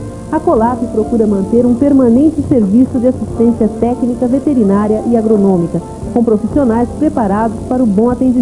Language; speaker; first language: Portuguese; native; Portuguese